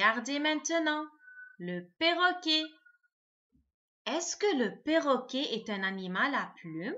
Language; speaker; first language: French; non-native, local second language; Arabic